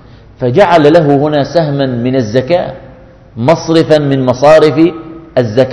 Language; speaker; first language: Arabic; native; Arabic